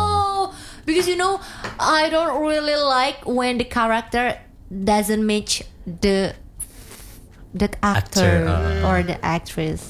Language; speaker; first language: English; non-native, learner; Indonesian